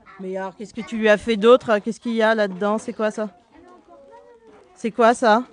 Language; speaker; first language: French; native; French